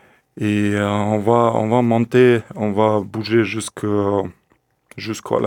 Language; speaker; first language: French; non-native, learner; Russian